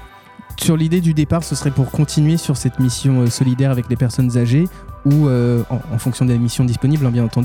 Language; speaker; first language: French; native; French